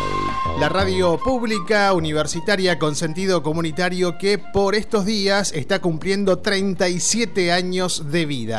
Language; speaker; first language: Spanish; native; Spanish